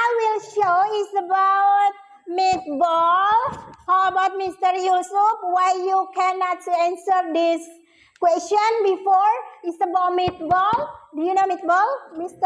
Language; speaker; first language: English; non-native, learner; Indonesian